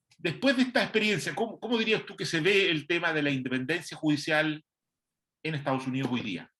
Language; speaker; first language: Spanish; native; Spanish